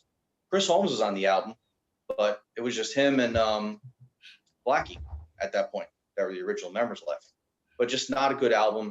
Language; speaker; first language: English; native; English